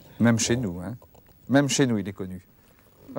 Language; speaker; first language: French; native; French